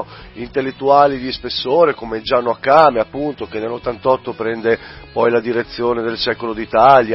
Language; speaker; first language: Italian; native; Italian